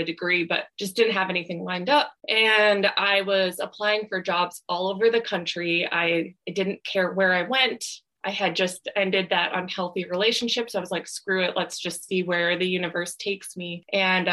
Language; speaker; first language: English; native; English